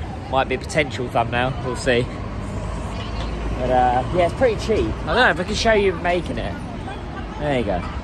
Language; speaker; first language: English; native; English